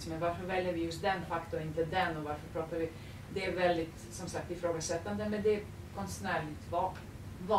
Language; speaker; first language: Swedish; non-native, fluent; Serbian